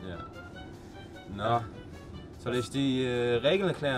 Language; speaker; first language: German; non-native, learner; Danish